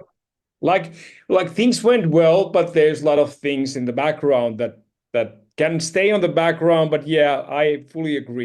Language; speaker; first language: English; non-native, fluent; Finnish